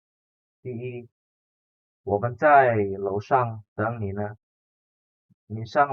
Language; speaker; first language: Chinese; non-native, fluent; Indonesian